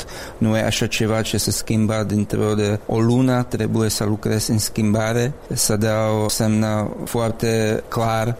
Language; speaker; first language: Romanian; non-native, learner; Czech